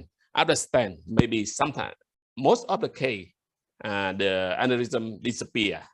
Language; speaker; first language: English; non-native, learner; Vietnamese